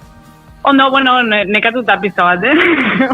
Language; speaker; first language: Basque; non-native, local second language; Spanish